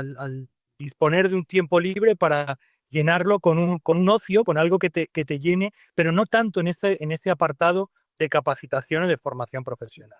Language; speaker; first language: Spanish; native; Spanish